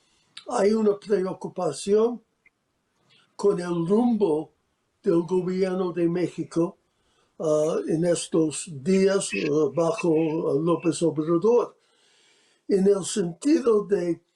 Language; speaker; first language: Spanish; non-native, fluent; English